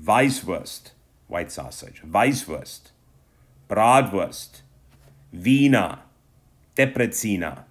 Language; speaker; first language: German; non-native, fluent; English